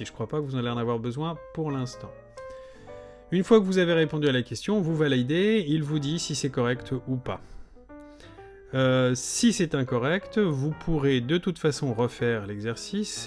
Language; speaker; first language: French; native; French